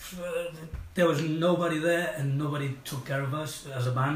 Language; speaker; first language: English; non-native, fluent; Spanish